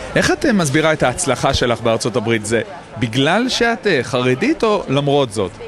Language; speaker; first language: Hebrew; native; Hebrew